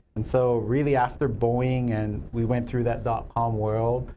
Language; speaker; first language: English; native; English